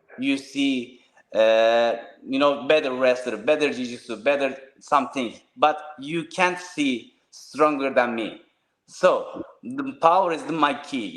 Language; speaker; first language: English; non-native, learner; Turkish